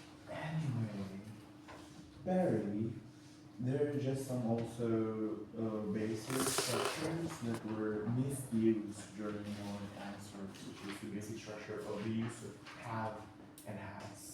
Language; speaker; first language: English; non-native, fluent; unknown